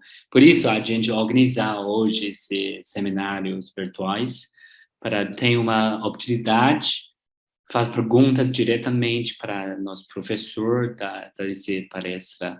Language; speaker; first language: Portuguese; non-native, learner; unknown